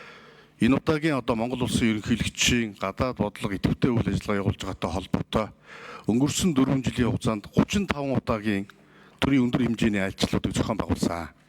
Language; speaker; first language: Mongolian; native; Mongolian